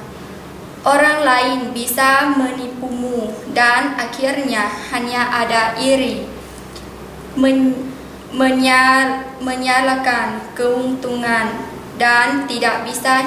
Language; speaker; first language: Indonesian; non-native, learner; Lao